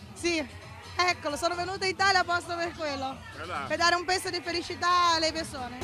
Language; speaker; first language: Italian; non-native, fluent; Portuguese